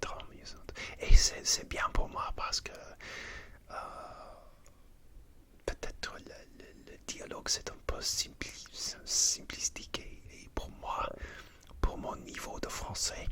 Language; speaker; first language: French; non-native, learner; English